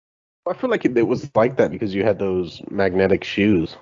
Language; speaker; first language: English; native; English